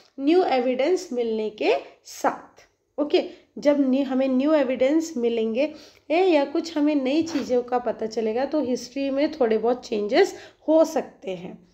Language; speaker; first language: Hindi; non-native, local second language; Marathi